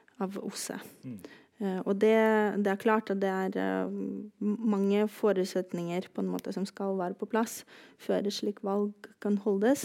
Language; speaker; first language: Norwegian; non-native, fluent; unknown